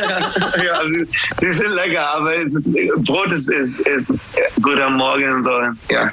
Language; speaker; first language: German; non-native, learner; English